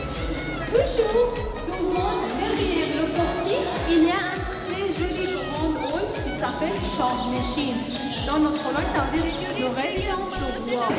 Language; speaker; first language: French; non-native, fluent; Persian